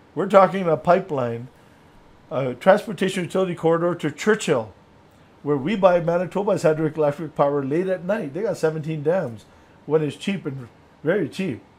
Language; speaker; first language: English; native; English